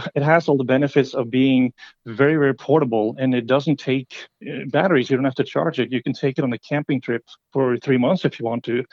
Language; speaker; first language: English; non-native, fluent; Norwegian